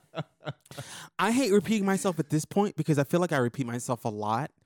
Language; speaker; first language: English; native; English